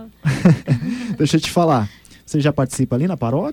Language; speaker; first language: Portuguese; native; Portuguese